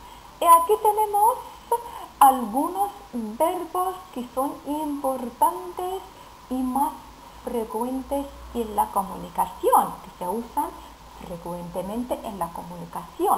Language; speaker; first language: Spanish; non-native, fluent; Arabic